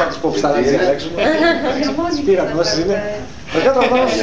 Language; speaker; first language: Greek; native; Greek